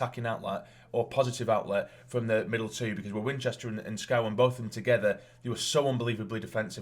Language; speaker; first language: English; native; English